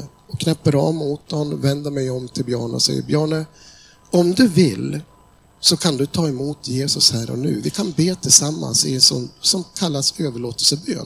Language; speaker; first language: Swedish; native; Swedish